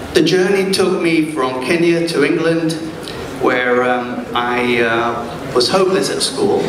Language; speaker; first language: English; early bilingual, other home language; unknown